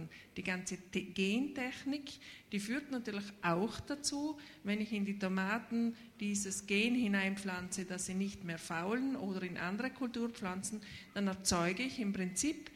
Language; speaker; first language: German; native; German